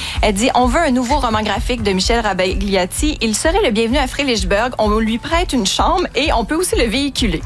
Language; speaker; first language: French; native; French